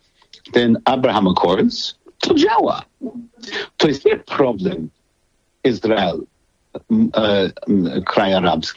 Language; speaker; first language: Polish; non-native, learner; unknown